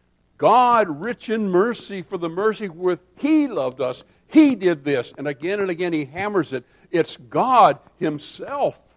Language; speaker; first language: English; native; English